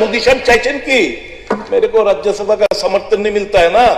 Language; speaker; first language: Hindi; non-native, local second language; Bangla